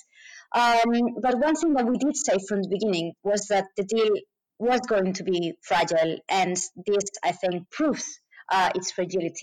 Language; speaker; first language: English; non-native, fluent; Spanish